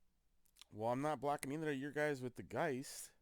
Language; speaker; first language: English; native; English